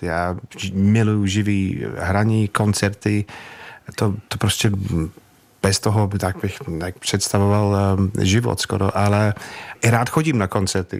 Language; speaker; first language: Czech; non-native, fluent; English